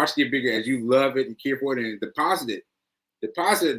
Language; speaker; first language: English; native; English